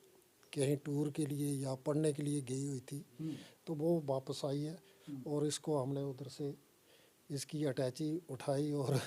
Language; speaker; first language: Hindi; native; Hindi